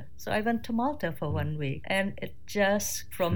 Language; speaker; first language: English; non-native, fluent; Thai